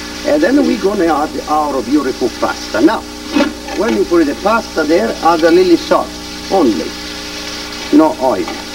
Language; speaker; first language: English; non-native, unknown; Italian